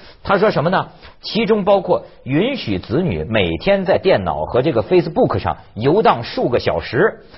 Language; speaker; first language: Chinese; native; Chinese